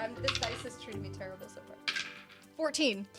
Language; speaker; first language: English; native; English